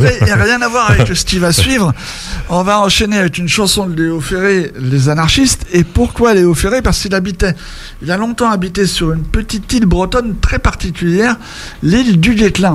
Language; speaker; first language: French; native; French